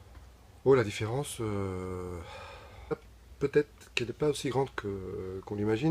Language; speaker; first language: French; non-native, fluent; Bulgarian